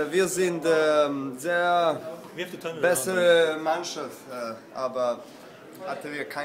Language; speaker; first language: German; non-native, learner; Serbian